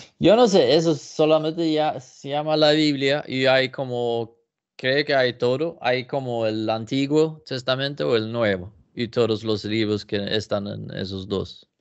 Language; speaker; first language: Spanish; non-native, learner; Swedish